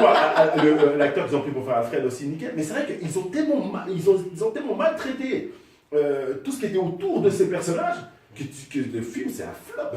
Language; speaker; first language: French; native; French